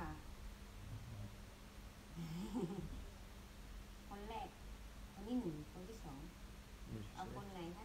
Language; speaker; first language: Thai; native; Thai